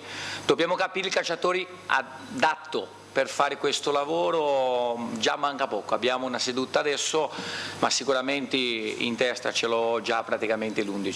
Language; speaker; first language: Italian; non-native, fluent; Portuguese